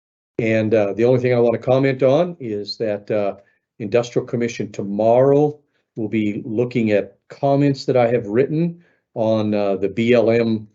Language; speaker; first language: English; native; English